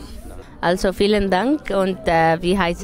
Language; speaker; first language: German; non-native, learner; Tigrinya